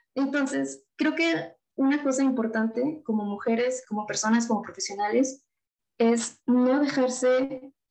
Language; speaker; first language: Spanish; native; Spanish